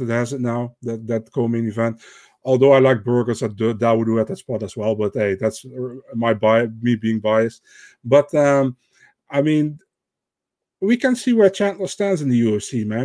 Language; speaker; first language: English; non-native, fluent; Dutch